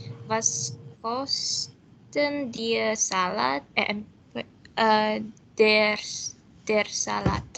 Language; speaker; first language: German; non-native, learner; Indonesian